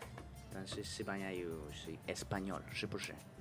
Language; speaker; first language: Chinese; non-native, fluent; Spanish